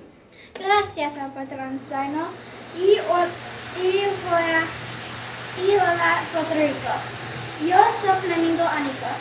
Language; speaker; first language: Spanish; non-native, learner; English